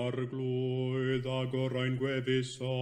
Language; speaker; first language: Welsh; native; Welsh